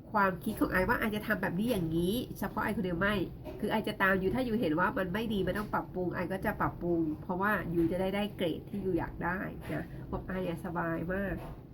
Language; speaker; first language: Thai; native; Thai